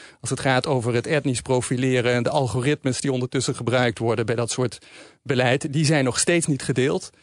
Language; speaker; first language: Dutch; native; Dutch